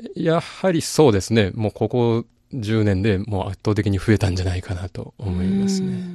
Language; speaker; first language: Japanese; native; Japanese